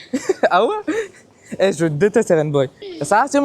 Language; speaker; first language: French; native; French